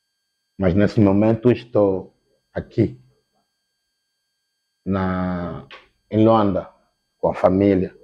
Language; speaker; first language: Portuguese; non-native, learner; Lingala